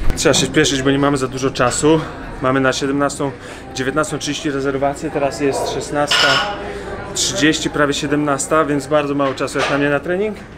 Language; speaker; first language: Polish; native; Polish